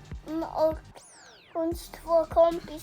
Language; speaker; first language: Swedish; early bilingual, other home language; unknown